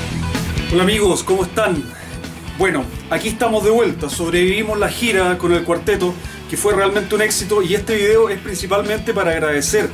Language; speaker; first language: Spanish; native; Spanish